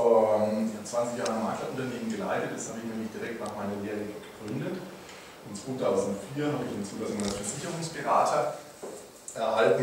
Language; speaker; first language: German; native; German